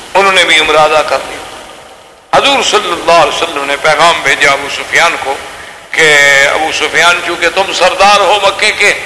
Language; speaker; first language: Urdu; native; Urdu